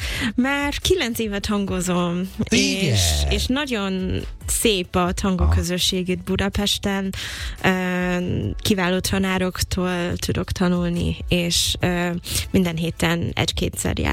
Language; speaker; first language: Hungarian; non-native, fluent; English